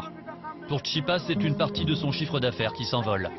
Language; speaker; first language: French; native; French